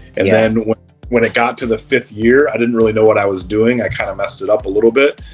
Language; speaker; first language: English; native; English